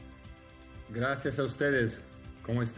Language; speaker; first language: Spanish; non-native, learner; Italian